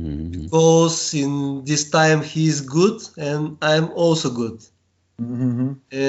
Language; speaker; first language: English; non-native, learner; Bulgarian